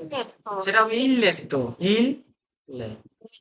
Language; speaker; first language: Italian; non-native, fluent; Bangla